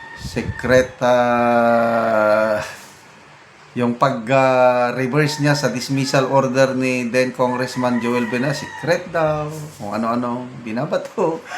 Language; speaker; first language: Filipino; non-native, local second language; Iloko